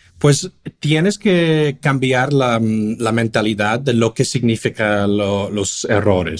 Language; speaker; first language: Spanish; non-native, fluent; English